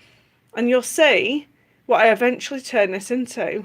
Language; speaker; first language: English; native; English